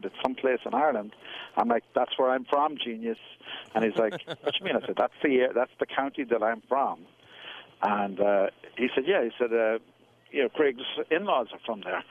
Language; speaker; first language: English; native; English